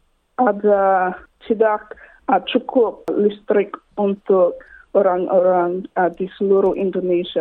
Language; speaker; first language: Indonesian; non-native, learner; English